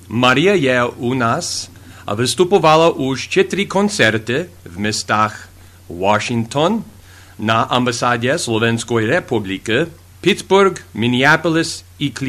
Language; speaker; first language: Slovak; early bilingual, heritage; Rusyn